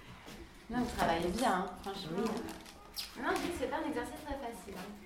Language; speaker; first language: French; native; French